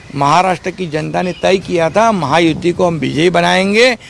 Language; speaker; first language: Hindi; non-native, local second language; Marathi